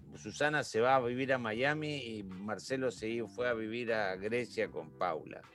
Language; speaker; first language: Spanish; native; Spanish